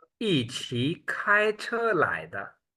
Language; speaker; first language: Chinese; non-native, fluent; Urdu